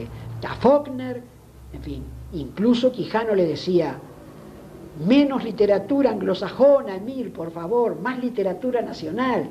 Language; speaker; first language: Spanish; native; Spanish